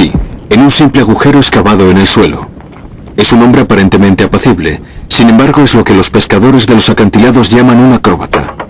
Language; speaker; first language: Spanish; native; Spanish